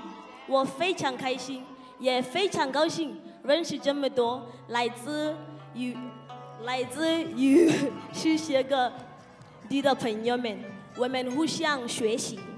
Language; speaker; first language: Chinese; non-native, learner; Southern Sotho